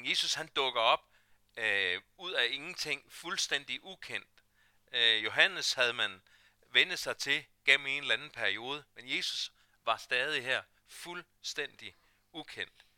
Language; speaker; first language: Danish; native; Danish